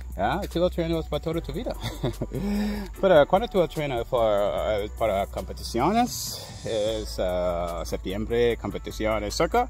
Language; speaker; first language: Spanish; non-native, learner; English